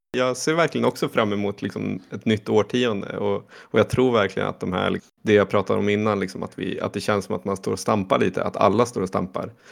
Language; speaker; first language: Swedish; native; Swedish